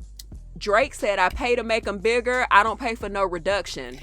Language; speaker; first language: English; native; English